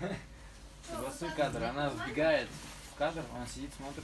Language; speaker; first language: Russian; native; Russian